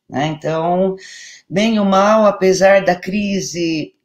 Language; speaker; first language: Portuguese; non-native, fluent; Italian